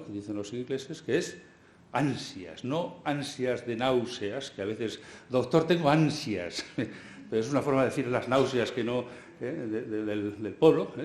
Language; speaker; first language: Spanish; native; Spanish